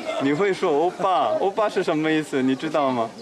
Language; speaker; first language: Chinese; non-native, fluent; Korean